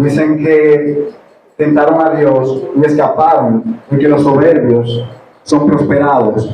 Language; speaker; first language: Spanish; native; Spanish